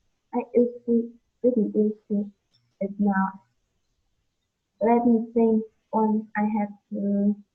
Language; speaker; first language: English; non-native, learner; Vietnamese